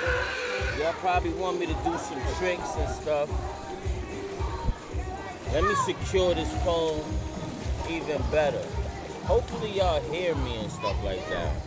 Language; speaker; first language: English; native; English